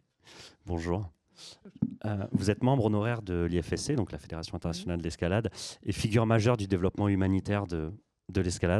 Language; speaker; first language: French; native; French